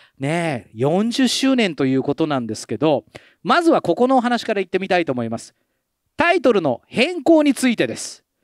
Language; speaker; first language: Japanese; early bilingual, other home language; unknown